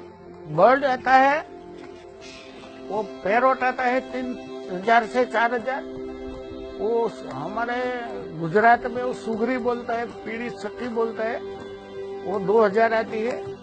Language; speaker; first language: Hindi; non-native, local second language; Gujarati